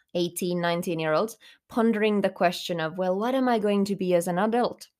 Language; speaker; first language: English; non-native, fluent; Finnish